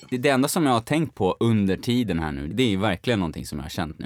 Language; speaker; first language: Swedish; native; Swedish